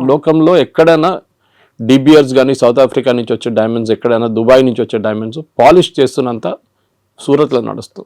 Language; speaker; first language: Telugu; non-native, local second language; Malayalam